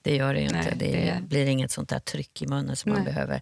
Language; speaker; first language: Swedish; native; Swedish